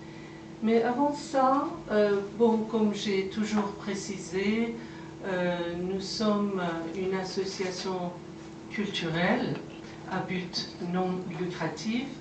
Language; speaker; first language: French; non-native, fluent; Persian